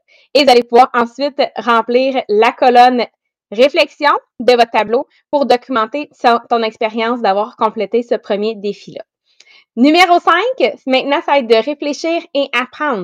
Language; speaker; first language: French; native; French